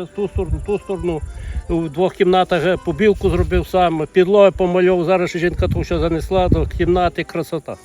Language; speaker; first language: Ukrainian; native; Ukrainian